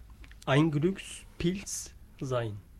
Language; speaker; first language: German; non-native, learner; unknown